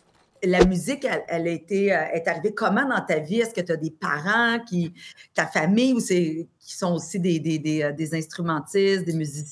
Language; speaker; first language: French; native; French